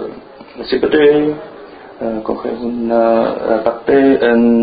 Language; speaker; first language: Spanish; non-native, learner; Chinese